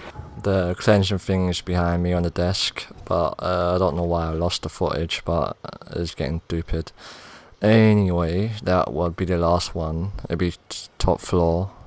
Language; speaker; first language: English; native; English